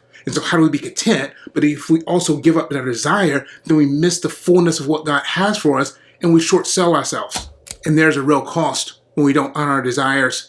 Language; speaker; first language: English; native; English